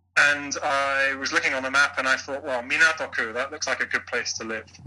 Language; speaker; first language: English; native; English